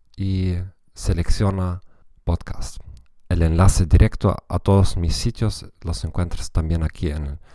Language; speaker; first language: Spanish; non-native, fluent; German